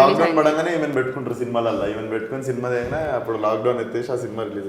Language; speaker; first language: Telugu; native; Telugu